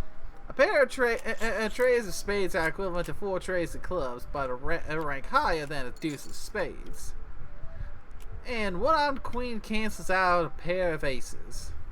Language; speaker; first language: English; native; English